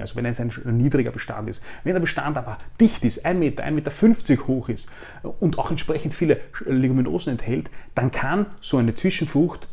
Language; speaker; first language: German; native; German